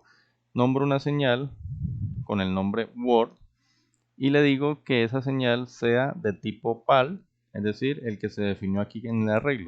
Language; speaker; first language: Spanish; native; Spanish